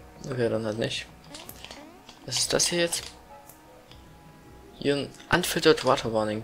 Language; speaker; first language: German; native; German